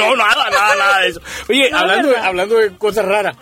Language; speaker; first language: Spanish; native; Spanish